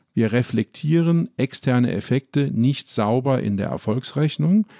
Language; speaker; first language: German; native; German